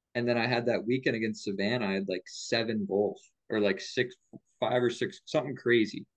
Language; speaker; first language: English; native; English